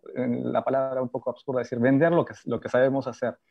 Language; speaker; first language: Spanish; native; Spanish